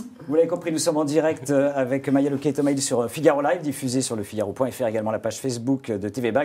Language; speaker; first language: French; native; French